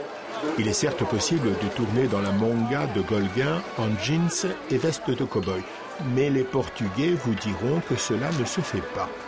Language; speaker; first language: French; native; French